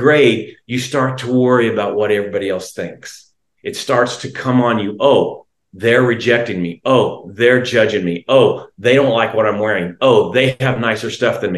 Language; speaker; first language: English; native; English